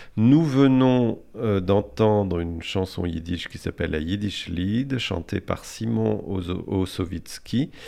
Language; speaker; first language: French; native; French